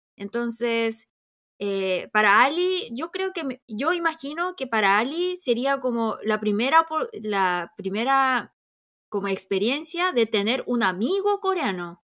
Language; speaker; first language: Spanish; early bilingual, other home language; Korean